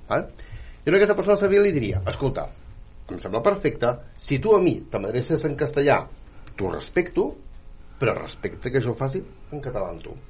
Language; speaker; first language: Catalan; native; Catalan